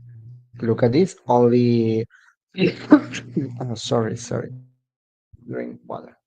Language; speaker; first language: English; non-native, learner; Spanish